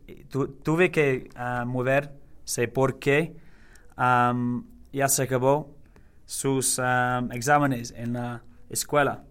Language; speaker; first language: Spanish; non-native, learner; English